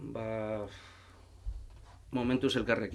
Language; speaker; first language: Basque; non-native, learner; Spanish